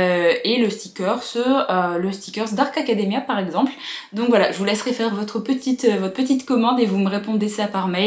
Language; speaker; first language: French; native; French